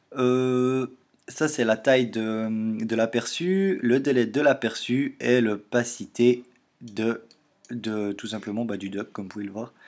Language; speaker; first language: French; native; French